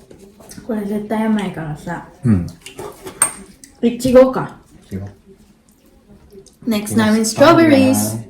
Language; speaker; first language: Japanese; non-native, fluent; Filipino